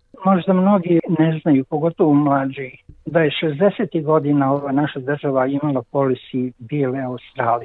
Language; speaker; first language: Croatian; native; Croatian